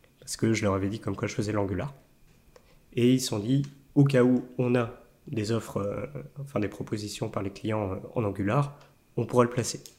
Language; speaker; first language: French; native; French